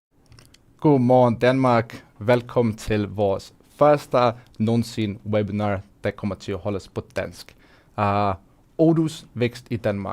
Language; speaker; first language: Danish; non-native, fluent; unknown